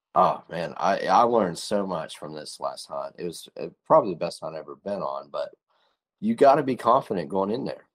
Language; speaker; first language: English; native; English